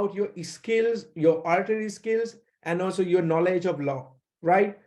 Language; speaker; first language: English; non-native, local second language; Sinhala